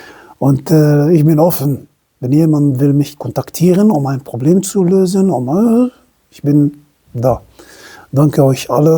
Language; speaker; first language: German; non-native, fluent; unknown